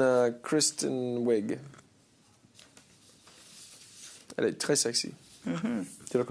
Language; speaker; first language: French; non-native, learner; English